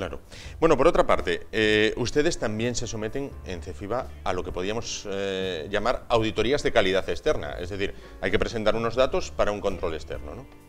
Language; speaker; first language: Spanish; native; Spanish